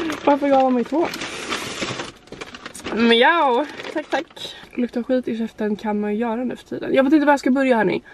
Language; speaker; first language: Swedish; native; Swedish